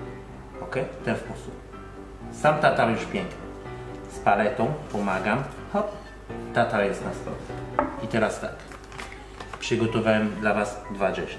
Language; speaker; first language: Polish; non-native, learner; French